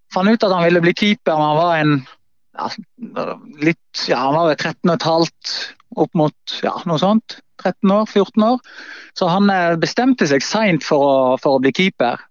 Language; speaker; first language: Norwegian; native; Norwegian